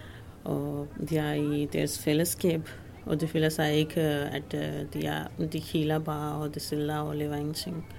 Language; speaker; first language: Danish; non-native, fluent; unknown